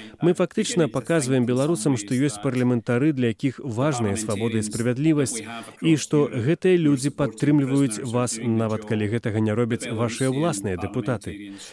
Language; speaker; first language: Belarusian; non-native, fluent; English